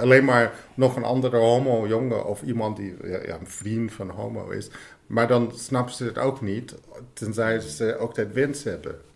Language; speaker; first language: Dutch; non-native, fluent; English